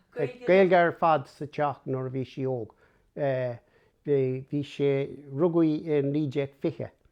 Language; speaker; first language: Irish; non-native, local second language; English